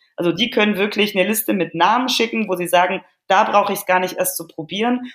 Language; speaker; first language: German; early bilingual, other home language; Polish